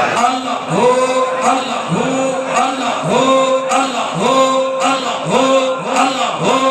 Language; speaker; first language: Urdu; non-native, local second language; Sindhi